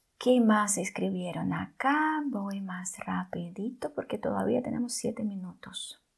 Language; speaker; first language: Spanish; non-native, fluent; Russian